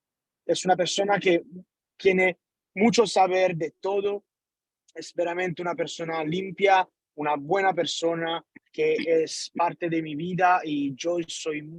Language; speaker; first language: Spanish; non-native, learner; Italian